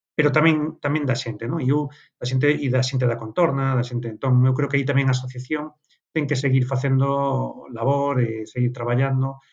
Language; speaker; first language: Galician; native; Galician